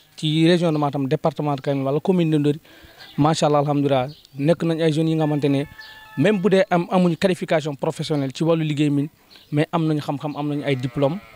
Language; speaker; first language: Wolof; non-native, local second language; Fula